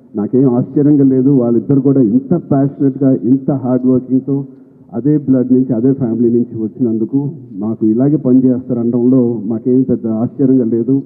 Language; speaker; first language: Telugu; native; Telugu